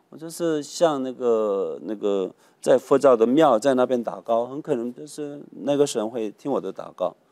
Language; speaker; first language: Chinese; non-native, fluent; Korean